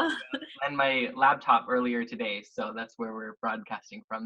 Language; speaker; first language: English; native; English